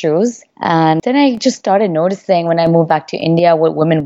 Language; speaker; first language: English; non-native, local second language; Hindi